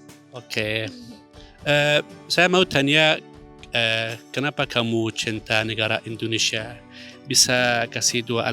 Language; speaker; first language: Indonesian; non-native, fluent; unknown